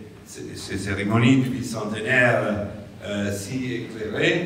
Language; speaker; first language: French; non-native, fluent; Italian